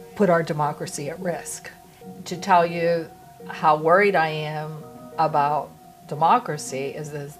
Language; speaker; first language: English; native; English